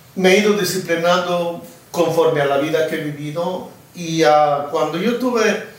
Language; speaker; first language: Spanish; native; Spanish